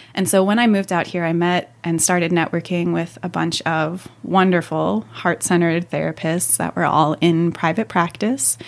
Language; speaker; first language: English; native; English